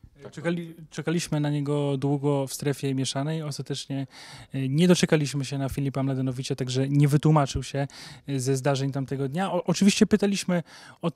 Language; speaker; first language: Polish; native; Polish